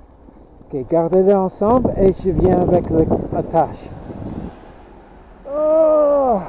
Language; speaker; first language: French; non-native, local second language; English